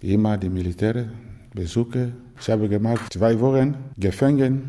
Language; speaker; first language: German; non-native, learner; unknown